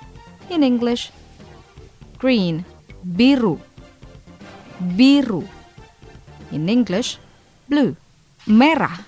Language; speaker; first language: English; non-native, fluent; Indonesian